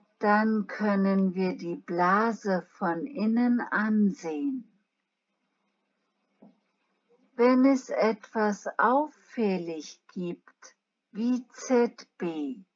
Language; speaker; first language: German; non-native, learner; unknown